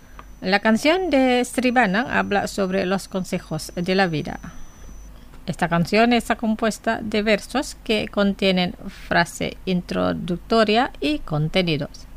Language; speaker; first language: Spanish; non-native, fluent; Indonesian